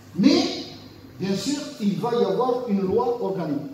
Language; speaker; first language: French; non-native, local second language; Arabic